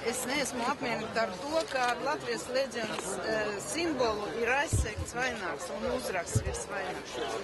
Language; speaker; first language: Latvian; non-native, local second language; Russian